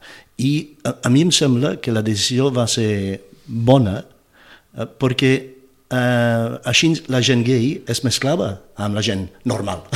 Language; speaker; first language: Catalan; non-native, fluent; English